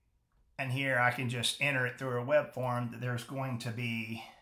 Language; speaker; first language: English; native; English